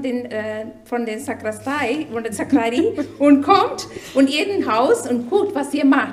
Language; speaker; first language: German; non-native, learner; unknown